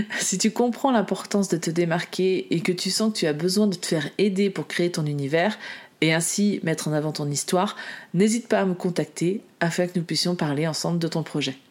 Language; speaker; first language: French; native; French